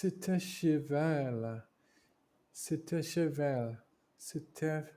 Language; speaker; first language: French; non-native, learner; English